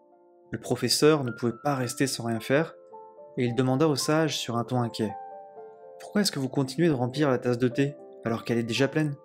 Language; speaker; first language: French; native; French